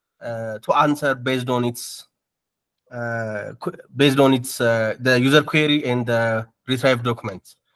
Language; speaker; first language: English; non-native, learner; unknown